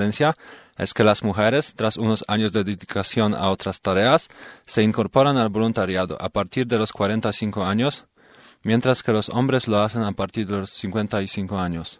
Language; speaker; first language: Spanish; native; Spanish